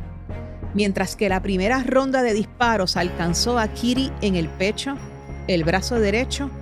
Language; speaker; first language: Spanish; native; Spanish